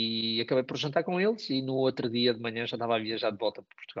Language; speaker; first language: Portuguese; native; Portuguese